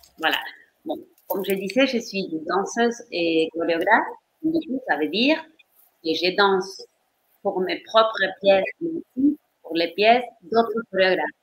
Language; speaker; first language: French; non-native, fluent; Spanish